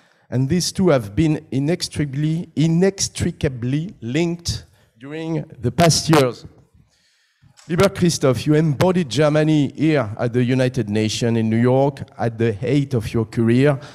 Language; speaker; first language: English; non-native, fluent; French